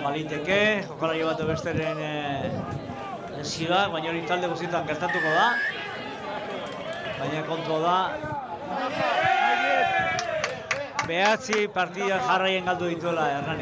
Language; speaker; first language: Basque; native; Basque